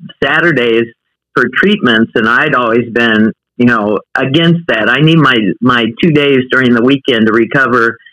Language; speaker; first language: English; native; English